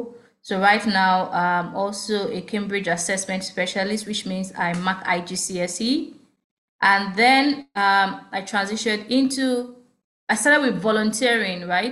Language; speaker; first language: English; non-native, local second language; Yoruba